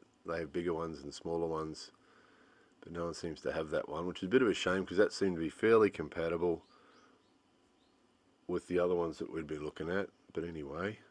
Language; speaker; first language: English; native; English